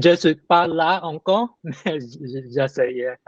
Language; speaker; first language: French; non-native, learner; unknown